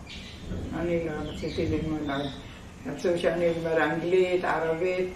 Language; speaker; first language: Hebrew; non-native, fluent; Arabic